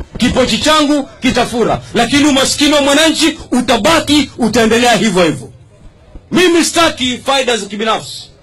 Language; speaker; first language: Swahili; non-native, local second language; Giryama